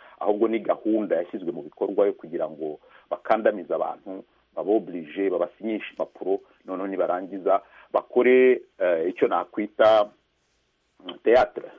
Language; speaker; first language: Kinyarwanda; native; Kinyarwanda